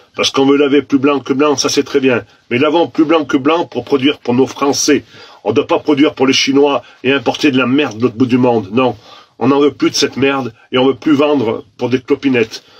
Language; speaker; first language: French; native; French